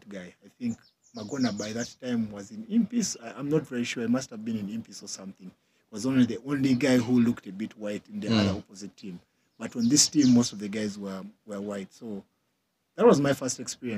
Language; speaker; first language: English; non-native, local second language; Ganda